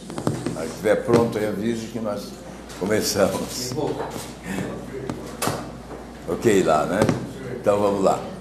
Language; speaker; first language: Portuguese; native; Portuguese